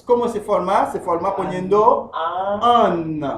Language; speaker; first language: Spanish; non-native, fluent; Haitian Creole